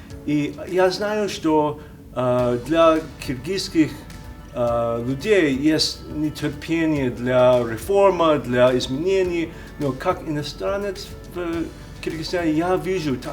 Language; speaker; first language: Russian; non-native, learner; English